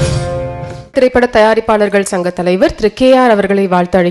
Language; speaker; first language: Tamil; native; Tamil